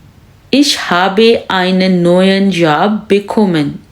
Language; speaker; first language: German; non-native, fluent; Urdu